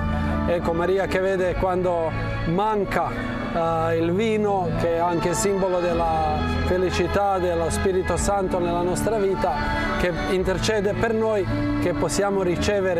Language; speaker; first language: Italian; non-native, fluent; Croatian